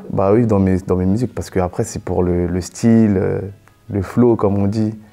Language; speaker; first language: French; native; French